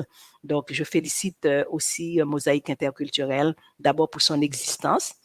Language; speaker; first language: French; non-native, local second language; Haitian Creole